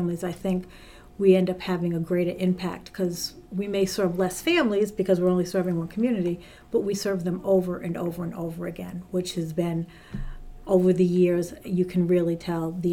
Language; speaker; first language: English; native; English